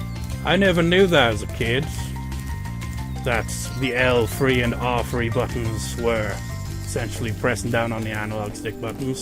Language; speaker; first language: English; native; English